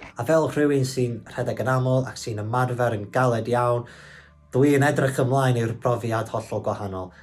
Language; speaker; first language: Welsh; non-native, local second language; English